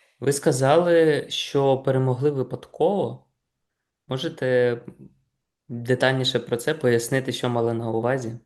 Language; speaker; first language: Ukrainian; native; Ukrainian